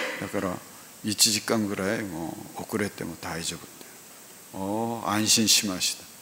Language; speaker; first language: Japanese; non-native, fluent; Korean